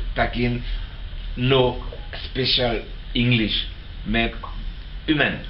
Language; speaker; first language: English; non-native, learner; French